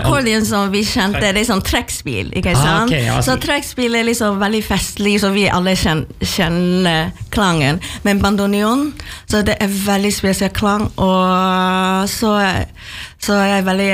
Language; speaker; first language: Norwegian; non-native, learner; Chinese